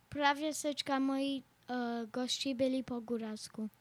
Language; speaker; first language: Polish; early bilingual, heritage; Polish